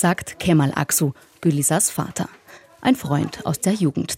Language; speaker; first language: German; native; German